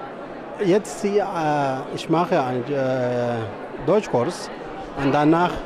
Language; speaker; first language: German; non-native, learner; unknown